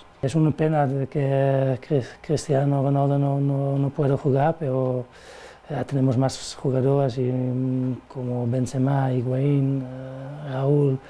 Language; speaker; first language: Spanish; non-native, learner; Dutch